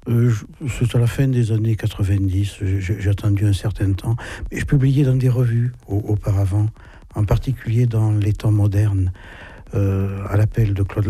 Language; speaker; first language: French; native; French